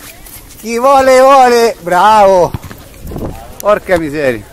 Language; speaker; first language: Italian; native; Italian